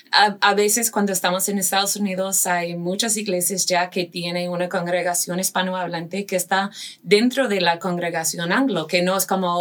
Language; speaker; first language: Spanish; non-native, fluent; English